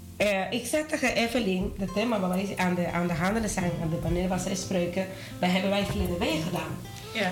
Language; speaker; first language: Dutch; non-native, learner; Spanish